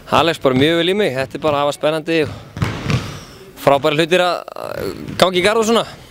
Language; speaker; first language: Icelandic; native; Icelandic